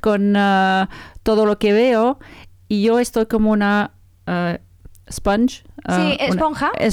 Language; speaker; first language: Spanish; non-native, learner; French